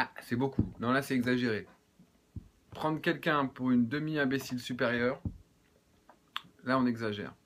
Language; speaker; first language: French; native; French